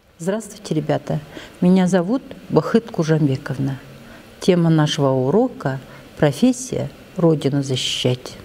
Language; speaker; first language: Russian; non-native, local second language; Kazakh